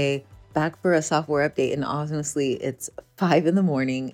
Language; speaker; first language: English; native; English